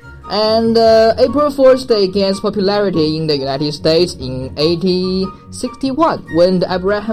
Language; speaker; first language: English; non-native, fluent; Chinese